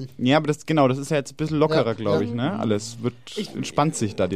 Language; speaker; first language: German; native; German